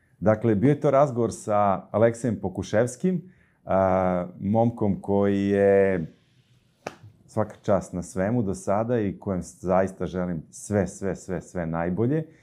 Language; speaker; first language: Serbian; native; Serbian